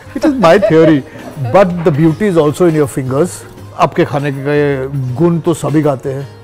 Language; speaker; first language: Hindi; non-native, local second language; Marathi